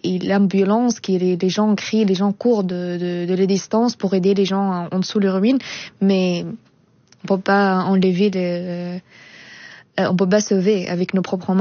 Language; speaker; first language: French; non-native, fluent; Arabic